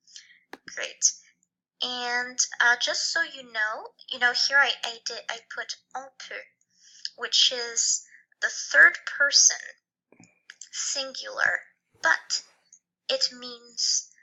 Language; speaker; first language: English; non-native, fluent; French